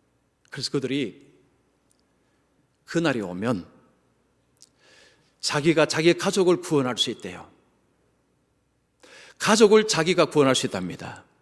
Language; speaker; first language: Korean; native; Korean